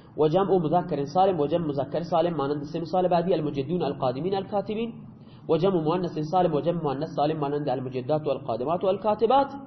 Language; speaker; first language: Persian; non-native, local second language; Baluchi